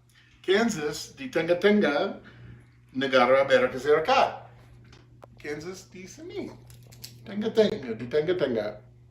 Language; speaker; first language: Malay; non-native, learner; English